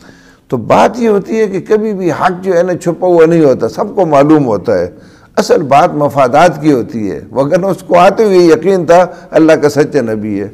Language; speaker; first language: Urdu; native; Urdu